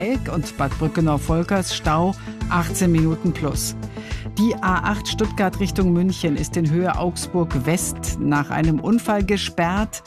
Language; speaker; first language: German; native; German